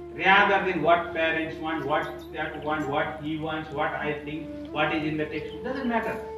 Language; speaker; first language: English; non-native, local second language; Nepali